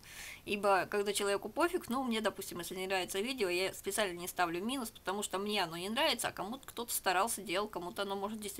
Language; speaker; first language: Russian; native; Russian